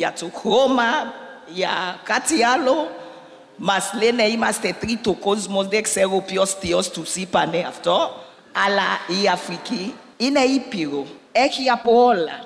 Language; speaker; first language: Greek; non-native, learner; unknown